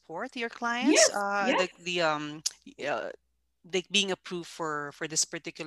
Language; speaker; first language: English; non-native, local second language; Filipino